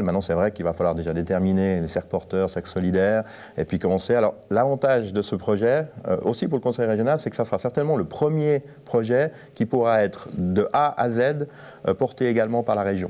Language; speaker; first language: French; native; French